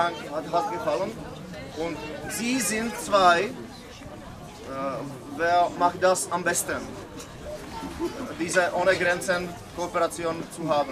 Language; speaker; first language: German; non-native, learner; Czech